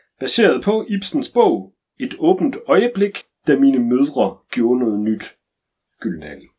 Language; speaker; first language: Danish; native; Danish